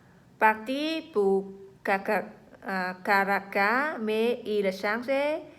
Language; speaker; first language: French; non-native, learner; Vietnamese